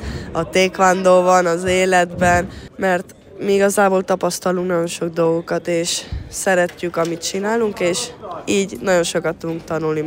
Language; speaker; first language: Hungarian; early bilingual, other home language; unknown